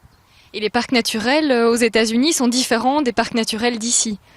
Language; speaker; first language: French; native; French